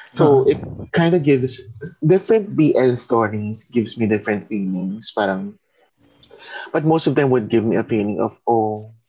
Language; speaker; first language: Filipino; non-native, local second language; Bikol